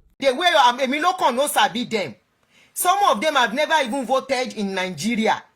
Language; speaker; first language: Nigerian Pidgin; non-native, local second language; Yoruba